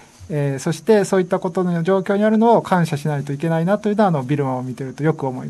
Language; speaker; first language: Japanese; native; Japanese